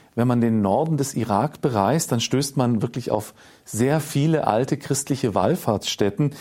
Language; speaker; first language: German; native; German